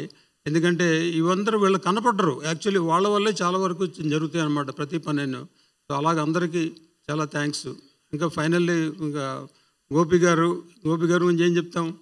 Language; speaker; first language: Telugu; native; Telugu